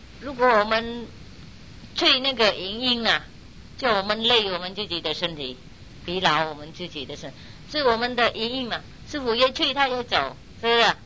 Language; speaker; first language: Chinese; non-native, fluent; Vietnamese